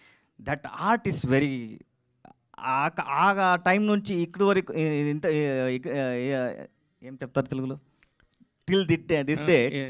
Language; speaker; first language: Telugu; non-native, learner; Kannada